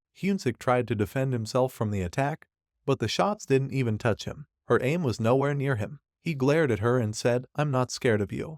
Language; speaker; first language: English; non-native, local second language; Hindi